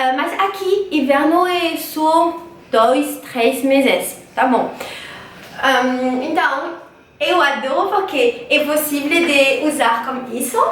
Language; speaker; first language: Portuguese; non-native, learner; French